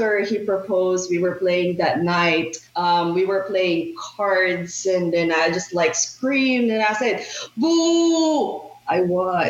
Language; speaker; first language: English; non-native, local second language; Filipino